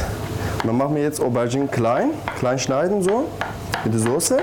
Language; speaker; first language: German; non-native, learner; Turkish